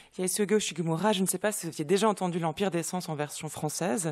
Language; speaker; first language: French; native; French